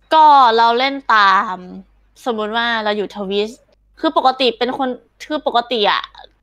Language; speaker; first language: Thai; native; Thai